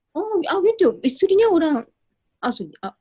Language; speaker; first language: Indonesian; non-native, learner; Japanese